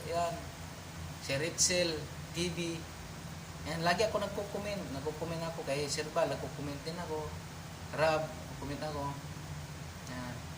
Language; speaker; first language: Filipino; non-native, local second language; Cebuano